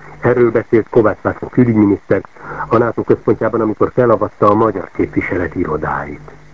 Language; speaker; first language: Hungarian; native; Hungarian